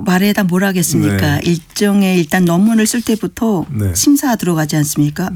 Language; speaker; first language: Korean; native; Korean